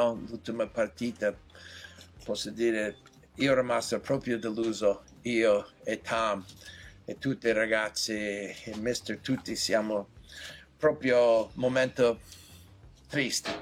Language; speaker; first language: Italian; non-native, learner; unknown